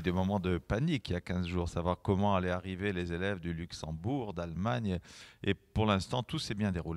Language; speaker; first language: French; native; French